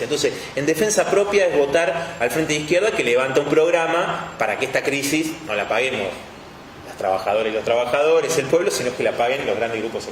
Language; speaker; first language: Spanish; native; Spanish